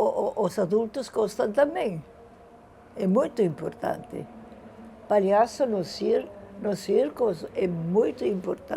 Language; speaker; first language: Portuguese; non-native, fluent; Italian